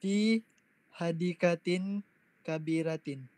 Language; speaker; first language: Arabic; non-native, learner; Filipino